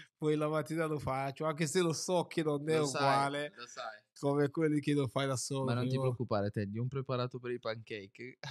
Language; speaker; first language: Italian; non-native, fluent; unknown